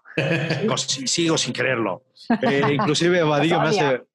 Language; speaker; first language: Spanish; native; Spanish